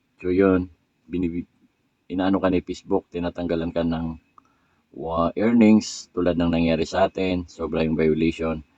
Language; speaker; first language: Filipino; non-native, local second language; Maranao